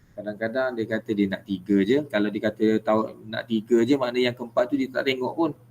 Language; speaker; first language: Malay; native; Malay